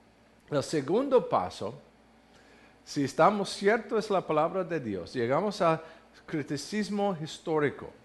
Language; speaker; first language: Spanish; non-native, learner; English